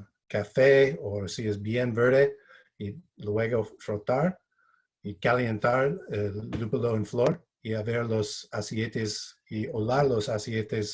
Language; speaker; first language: Spanish; non-native, fluent; English